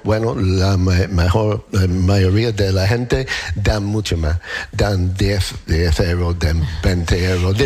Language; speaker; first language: Spanish; non-native, learner; English